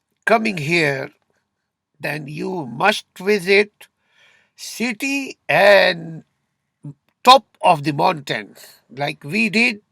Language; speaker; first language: English; non-native, learner; Urdu